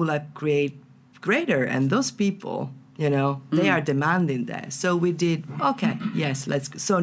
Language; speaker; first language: English; non-native, fluent; Italian